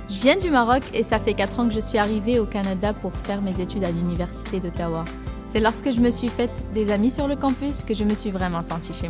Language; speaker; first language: French; non-native, local second language; Arabic